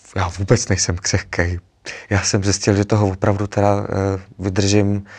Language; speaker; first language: Czech; native; Czech